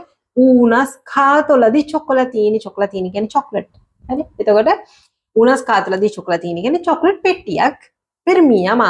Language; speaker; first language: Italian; non-native, fluent; Sinhala